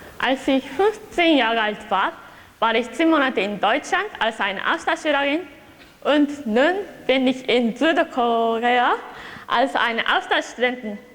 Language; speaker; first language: German; non-native, learner; Japanese